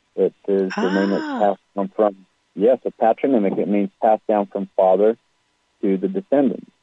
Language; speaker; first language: English; native; English